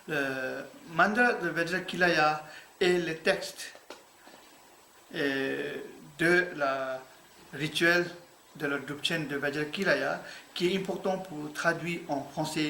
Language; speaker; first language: French; non-native, learner; Tibetan